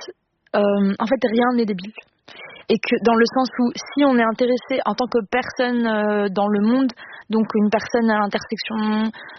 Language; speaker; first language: French; non-native, local second language; Arabic